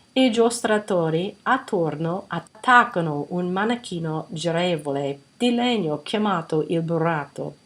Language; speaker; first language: Italian; non-native, fluent; English